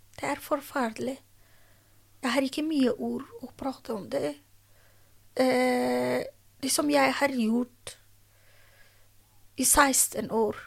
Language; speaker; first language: Norwegian; non-native, learner; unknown